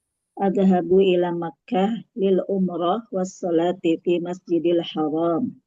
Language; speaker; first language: Arabic; non-native, learner; Indonesian